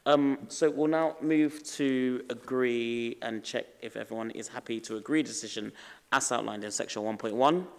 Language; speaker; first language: English; native; English